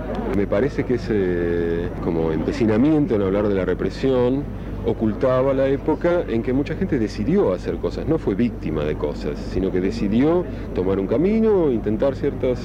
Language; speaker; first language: Spanish; native; Spanish